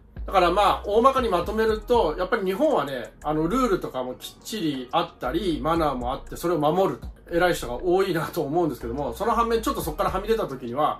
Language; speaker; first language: Japanese; native; Japanese